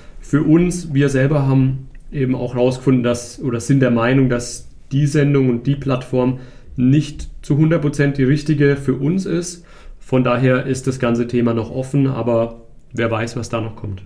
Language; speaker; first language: German; native; German